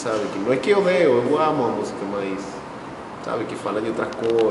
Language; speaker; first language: Portuguese; non-native, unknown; Spanish